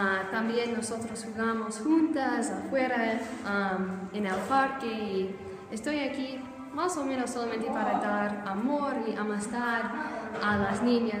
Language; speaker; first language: Spanish; non-native, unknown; English